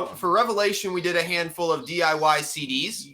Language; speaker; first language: English; native; English